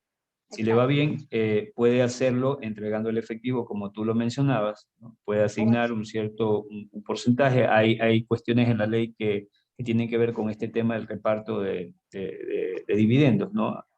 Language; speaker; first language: Spanish; native; Spanish